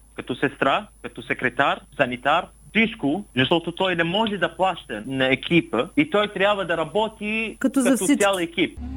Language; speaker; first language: Bulgarian; non-native, fluent; Arabic